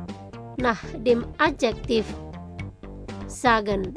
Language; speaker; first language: German; non-native, fluent; Indonesian